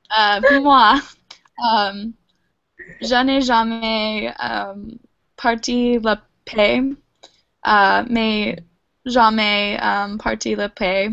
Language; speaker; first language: French; non-native, learner; English